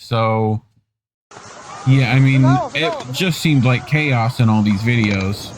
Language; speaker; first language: English; native; English